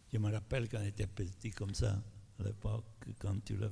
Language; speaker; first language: French; non-native, fluent; Italian